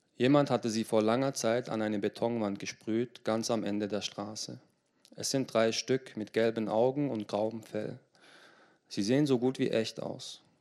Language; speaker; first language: German; early bilingual, other home language; Turkish